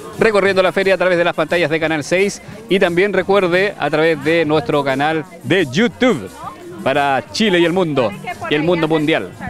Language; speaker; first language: Spanish; native; Spanish